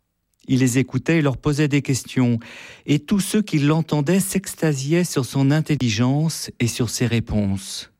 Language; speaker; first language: French; native; French